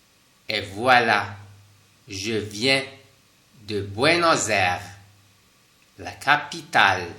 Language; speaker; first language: French; non-native, fluent; Spanish